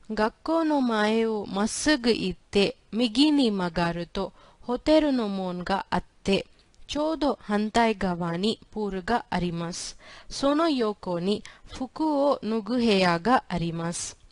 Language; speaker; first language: Japanese; non-native, fluent; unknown